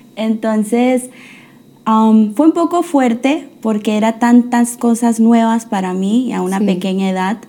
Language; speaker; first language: Spanish; early bilingual, heritage; Spanish